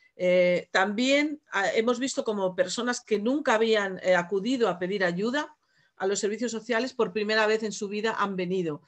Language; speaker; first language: Spanish; native; Spanish